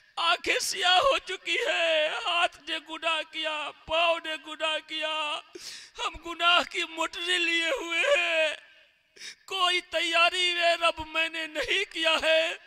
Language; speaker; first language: Hindi; native; Hindi